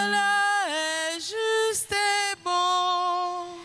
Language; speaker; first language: French; non-native, local second language; Haitian Creole